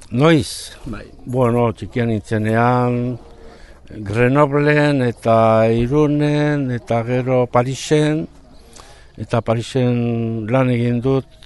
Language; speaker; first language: Basque; non-native, learner; Spanish